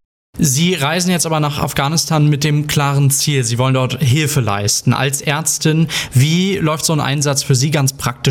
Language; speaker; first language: German; native; German